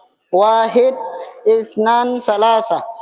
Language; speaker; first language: Arabic; non-native, fluent; Indonesian